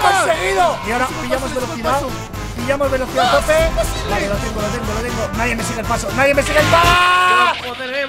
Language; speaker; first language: Spanish; native; Spanish